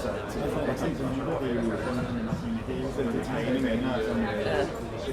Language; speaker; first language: Danish; native; Danish